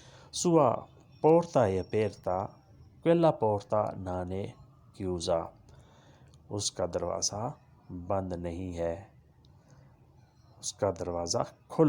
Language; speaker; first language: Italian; non-native, learner; Urdu